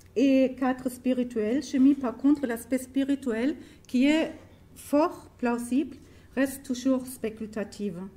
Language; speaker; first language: French; non-native, fluent; German